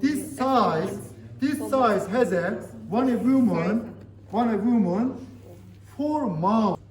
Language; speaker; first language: English; non-native, learner; Turkish